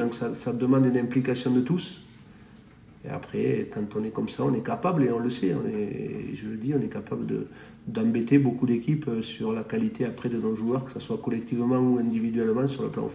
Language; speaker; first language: French; native; French